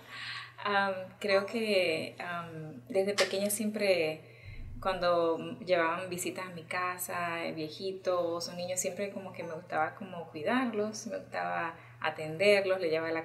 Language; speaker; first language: Spanish; early bilingual, heritage; Spanish